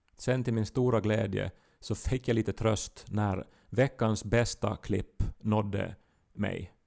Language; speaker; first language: Swedish; native; Swedish